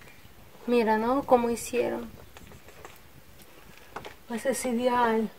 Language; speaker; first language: Spanish; non-native, learner; Russian